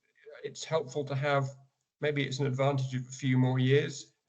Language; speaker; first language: English; native; English